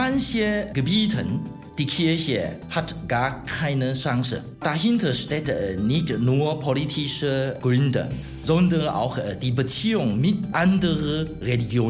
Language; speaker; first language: German; non-native, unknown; Chinese